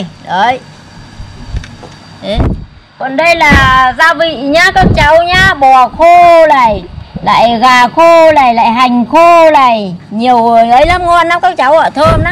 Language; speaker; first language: Vietnamese; native; Vietnamese